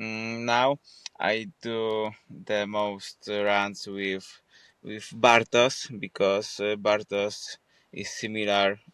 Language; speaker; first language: English; non-native, fluent; Polish